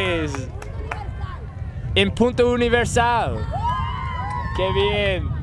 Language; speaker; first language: Spanish; non-native, learner; English